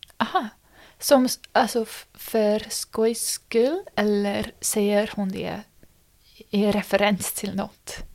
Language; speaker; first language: Swedish; non-native, fluent; English